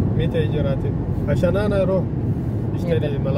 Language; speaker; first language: Arabic; non-native, learner; Indonesian